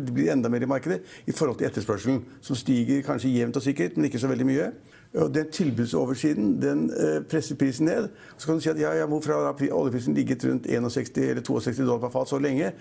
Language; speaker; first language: Norwegian; native; Norwegian